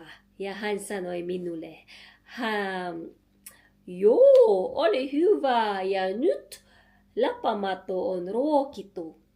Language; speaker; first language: Finnish; non-native, learner; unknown